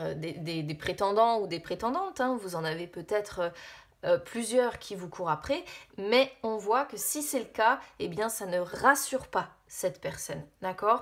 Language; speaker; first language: French; native; French